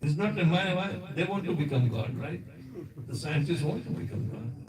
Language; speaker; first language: English; non-native, local second language; Hindi